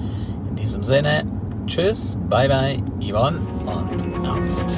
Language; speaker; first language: German; native; German